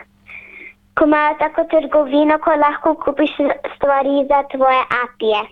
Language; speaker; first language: Slovenian; early bilingual, heritage; Slovenian